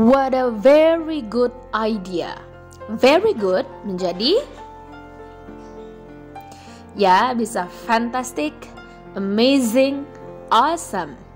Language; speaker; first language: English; non-native, fluent; Indonesian